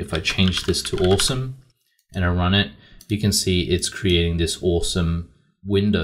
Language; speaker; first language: English; native; English